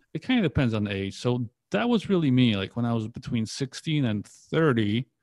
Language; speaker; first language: English; early bilingual, other home language; Polish